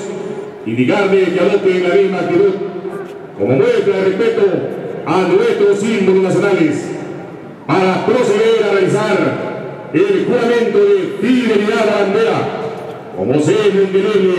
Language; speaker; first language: Spanish; native; Spanish